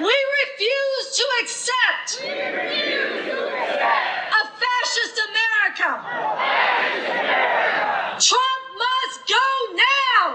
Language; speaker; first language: English; native; English